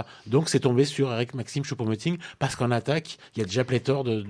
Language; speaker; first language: French; native; French